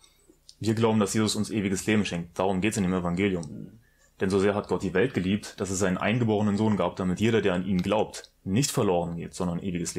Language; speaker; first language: German; native; German